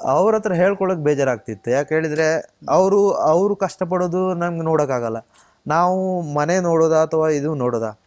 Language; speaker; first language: Kannada; native; Kannada